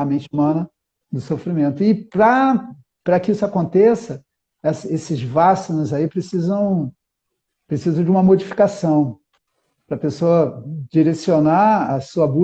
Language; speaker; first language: Portuguese; native; Portuguese